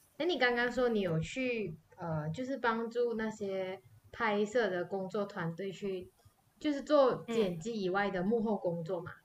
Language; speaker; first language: Chinese; native; Chinese